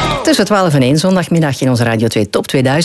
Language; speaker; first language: Dutch; native; Dutch